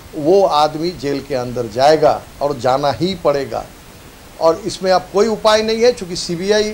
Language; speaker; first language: Hindi; native; Hindi